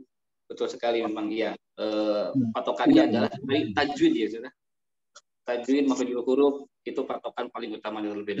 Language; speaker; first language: Indonesian; native; Indonesian